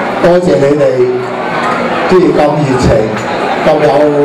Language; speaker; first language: Chinese; early bilingual, heritage; Cantonese